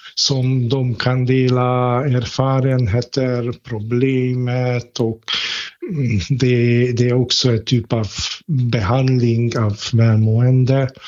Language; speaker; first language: Swedish; non-native, fluent; Hungarian